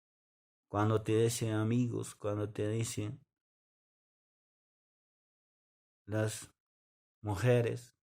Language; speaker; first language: Spanish; non-native, local second language; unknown